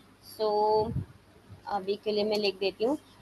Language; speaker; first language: Hindi; native; Hindi